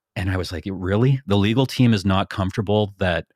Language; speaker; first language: English; native; English